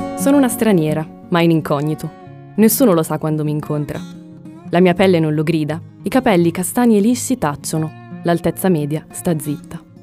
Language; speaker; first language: Italian; early bilingual, other home language; Spanish